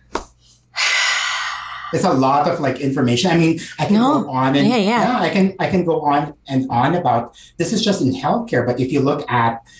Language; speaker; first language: English; non-native, local second language; Filipino